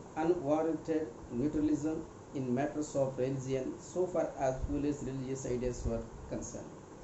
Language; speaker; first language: English; non-native, local second language; Telugu